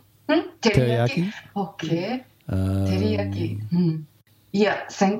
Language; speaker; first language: Japanese; native; Japanese